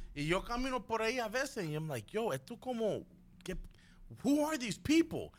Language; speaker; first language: Spanish; early bilingual, heritage; Spanish